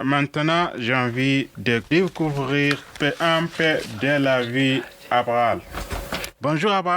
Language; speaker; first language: French; non-native, learner; Arabic